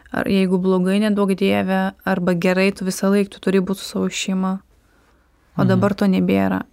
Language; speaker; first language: Lithuanian; non-native, local second language; Romany